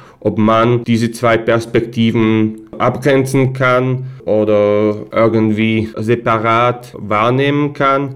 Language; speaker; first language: German; non-native, fluent; Slovak